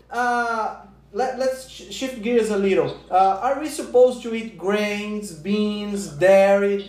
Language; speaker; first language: English; non-native, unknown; Portuguese